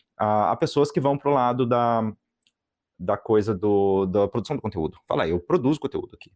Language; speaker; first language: Portuguese; native; Portuguese